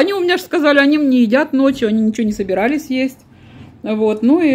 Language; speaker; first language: Russian; native; Russian